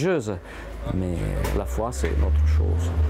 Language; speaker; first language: French; non-native, fluent; Italian